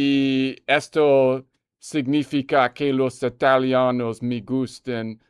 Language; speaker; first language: Spanish; non-native, learner; English